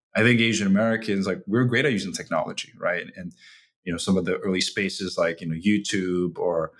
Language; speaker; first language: English; early bilingual, other home language; Chinese